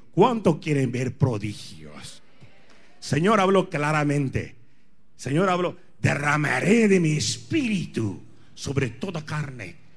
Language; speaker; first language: Spanish; non-native, fluent; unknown